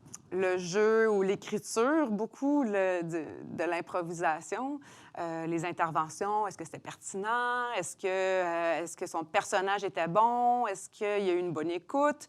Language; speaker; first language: French; native; French